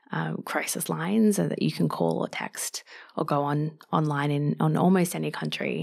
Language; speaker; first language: English; native; English